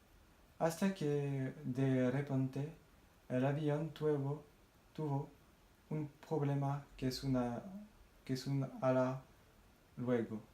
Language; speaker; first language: Spanish; non-native, learner; French